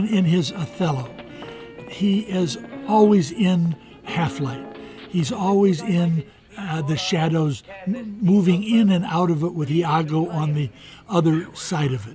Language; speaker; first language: English; native; English